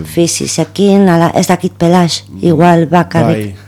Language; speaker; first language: Basque; non-native, local second language; Spanish